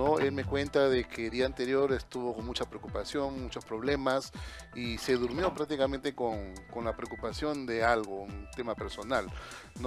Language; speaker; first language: Spanish; native; Spanish